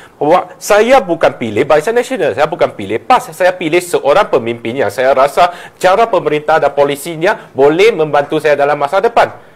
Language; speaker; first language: Malay; non-native, local second language; Chinese